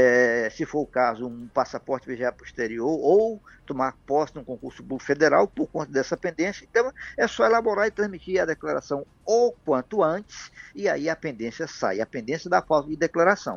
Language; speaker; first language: Portuguese; native; Portuguese